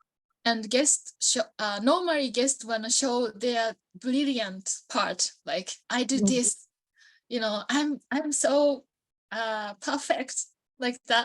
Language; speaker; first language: English; non-native, learner; Japanese